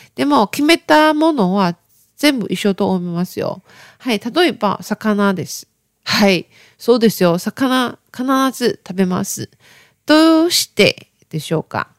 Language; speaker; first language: Japanese; non-native, learner; Chinese